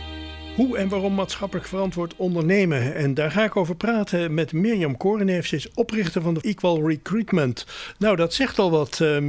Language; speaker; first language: Dutch; native; Dutch